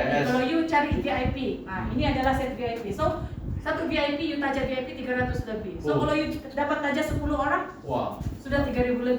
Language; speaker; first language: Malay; non-native, local second language; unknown